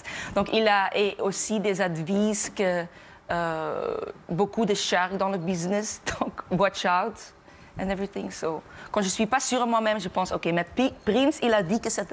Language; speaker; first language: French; non-native, local second language; Dutch